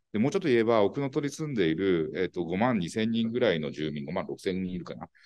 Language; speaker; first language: Japanese; native; Japanese